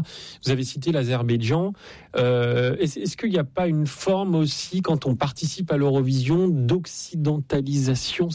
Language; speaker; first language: French; native; French